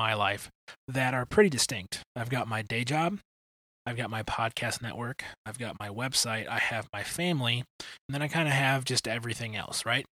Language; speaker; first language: English; native; English